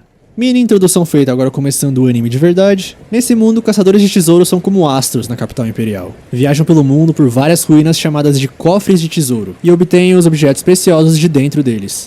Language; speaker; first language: Portuguese; native; Portuguese